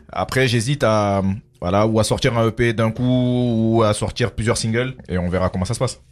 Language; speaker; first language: French; early bilingual, other home language; Dyula